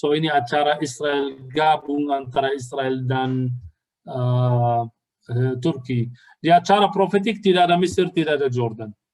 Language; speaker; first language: Indonesian; non-native, fluent; Arabic